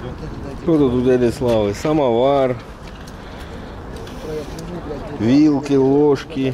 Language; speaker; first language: Russian; native; Russian